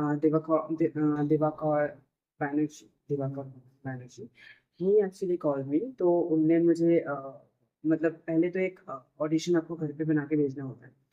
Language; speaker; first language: Hindi; non-native, local second language; Bangla